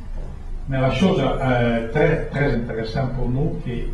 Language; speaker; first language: French; non-native, fluent; Italian